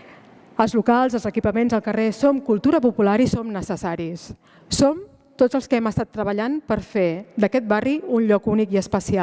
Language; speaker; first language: Catalan; native; Catalan